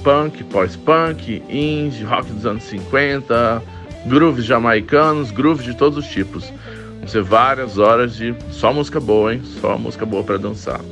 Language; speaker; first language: Portuguese; native; Portuguese